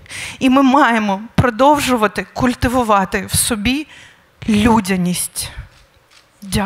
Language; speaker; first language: Ukrainian; native; Ukrainian